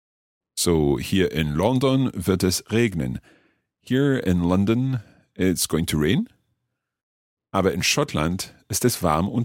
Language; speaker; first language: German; non-native, fluent; English